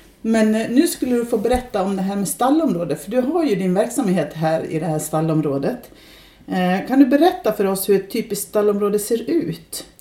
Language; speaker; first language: Swedish; native; Swedish